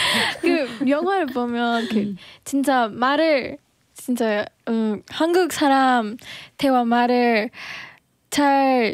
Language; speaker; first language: Korean; non-native, learner; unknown